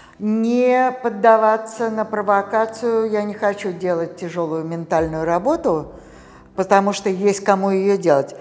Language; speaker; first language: Russian; native; Russian